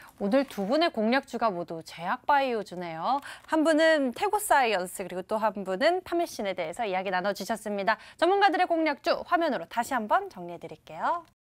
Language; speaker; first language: Korean; native; Korean